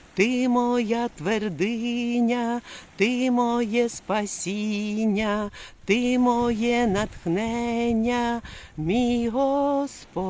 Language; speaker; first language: Ukrainian; non-native, local second language; Russian